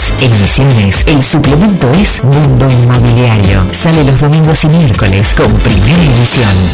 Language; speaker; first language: Spanish; native; Spanish